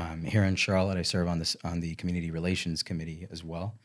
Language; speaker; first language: English; native; English